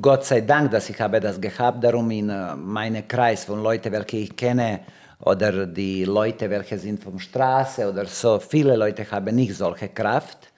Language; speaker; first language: German; non-native, learner; Serbian